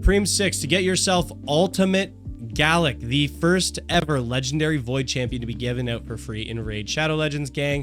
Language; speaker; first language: English; native; English